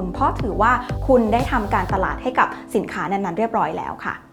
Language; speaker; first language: Thai; native; Thai